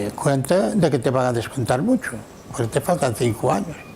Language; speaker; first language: Spanish; non-native, local second language; Galician